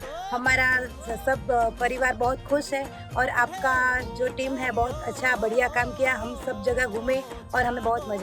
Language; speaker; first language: Hindi; non-native, local second language; Gujarati